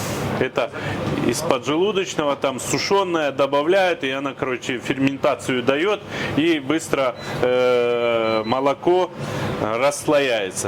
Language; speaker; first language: Russian; native; Russian